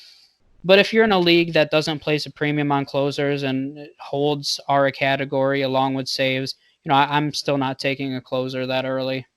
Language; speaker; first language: English; native; English